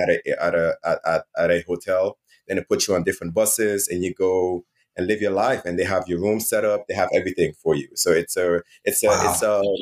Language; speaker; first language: English; non-native, fluent; Dutch